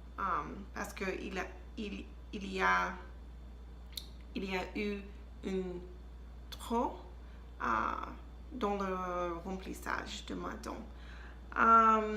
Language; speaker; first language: French; non-native, learner; English